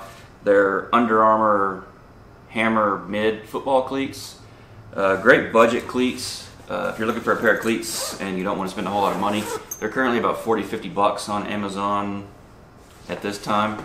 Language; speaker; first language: English; native; English